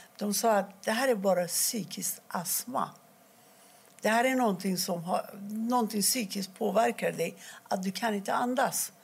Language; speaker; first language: Swedish; non-native, fluent; Persian